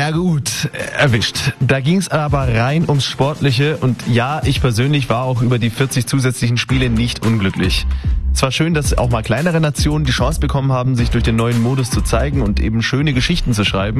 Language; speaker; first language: German; native; German